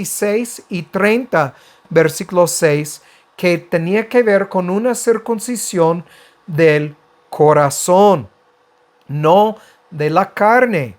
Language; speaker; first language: Spanish; non-native, fluent; English